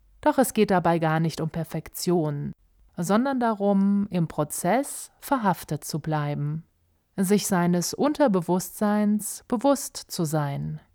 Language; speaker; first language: German; native; German